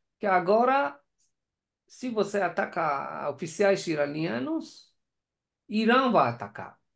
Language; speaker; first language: Portuguese; non-native, learner; Persian